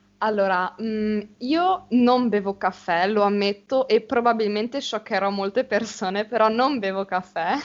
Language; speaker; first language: Italian; native; Italian